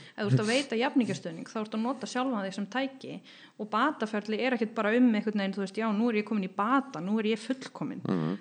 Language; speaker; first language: Icelandic; non-native, fluent; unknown